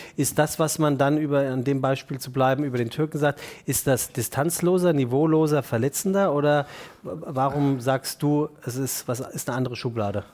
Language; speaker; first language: German; native; German